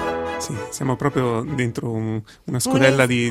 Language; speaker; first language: Italian; native; Italian